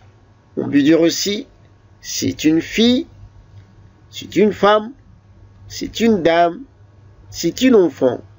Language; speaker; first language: French; non-native, fluent; Arabic